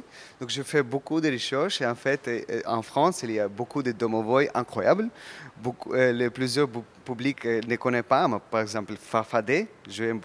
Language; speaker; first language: French; non-native, learner; Russian